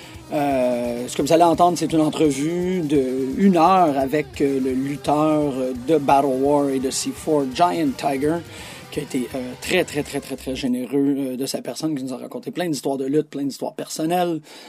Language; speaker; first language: French; native; French